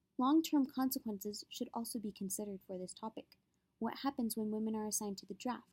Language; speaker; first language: English; native; English